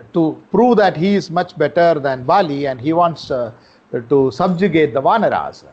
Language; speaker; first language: English; non-native, local second language; Malayalam